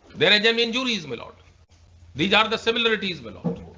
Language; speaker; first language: English; non-native, local second language; Hindi